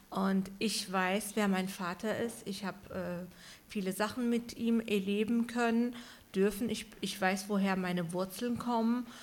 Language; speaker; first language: German; early bilingual, other home language; Turkish